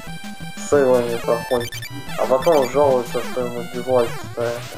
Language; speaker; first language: Russian; native; Russian